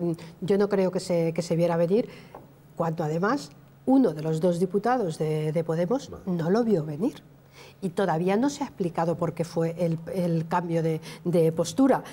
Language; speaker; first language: Spanish; native; Spanish